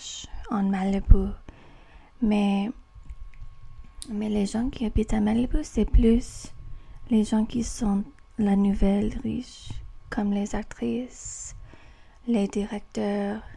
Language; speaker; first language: French; non-native, learner; English